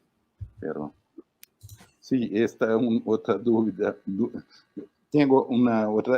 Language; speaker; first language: Spanish; non-native, learner; Portuguese